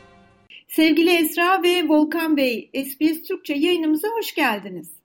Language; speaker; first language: Turkish; native; Turkish